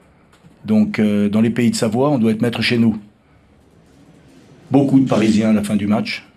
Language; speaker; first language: French; native; French